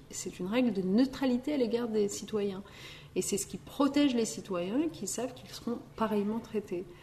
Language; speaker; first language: French; early bilingual, other home language; Riffian